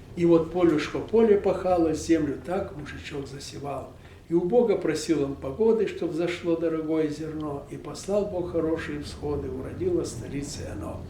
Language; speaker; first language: Russian; non-native, local second language; Ukrainian